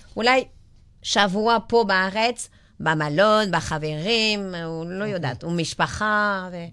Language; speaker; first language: Hebrew; non-native, learner; French